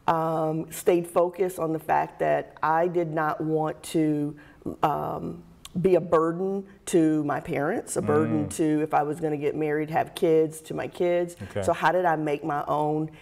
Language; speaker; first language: English; native; English